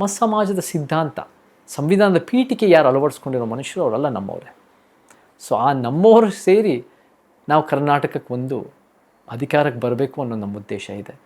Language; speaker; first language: Kannada; early bilingual, heritage; Kannada